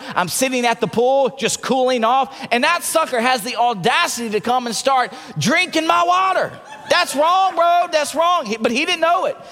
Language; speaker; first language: English; native; English